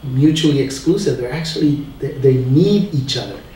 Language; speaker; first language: English; early bilingual, other home language; Spanish